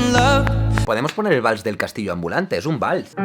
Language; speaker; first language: Spanish; native; Spanish